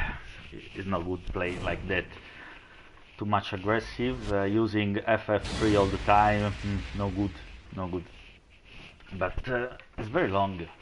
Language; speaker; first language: English; non-native, learner; Italian